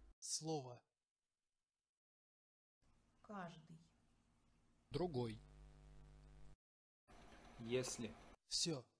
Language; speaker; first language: Russian; non-native, learner; English